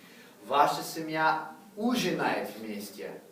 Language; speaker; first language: Russian; non-native, fluent; English